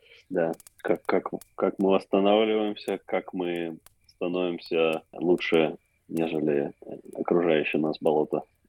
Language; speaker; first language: Russian; native; Russian